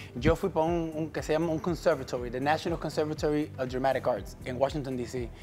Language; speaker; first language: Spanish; early bilingual, heritage; Spanish